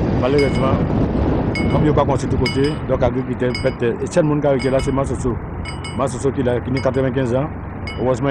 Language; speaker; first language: French; non-native, local second language; Guadeloupean Creole French